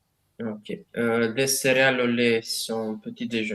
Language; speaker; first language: French; non-native, learner; Romanian